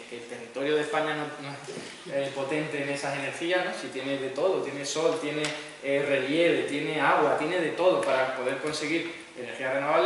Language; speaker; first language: Spanish; native; Spanish